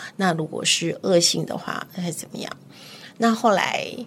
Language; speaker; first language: Chinese; native; Chinese